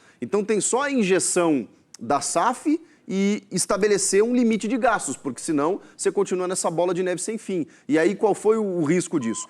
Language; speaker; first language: Portuguese; native; Portuguese